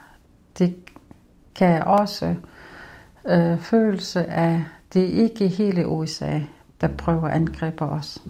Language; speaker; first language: Danish; non-native, local second language; Kalaallisut